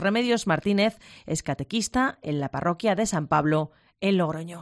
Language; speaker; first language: Spanish; native; Spanish